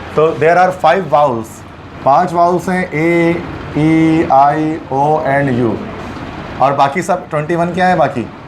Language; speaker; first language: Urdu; native; Urdu